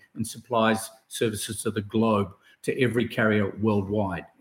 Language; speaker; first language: English; native; English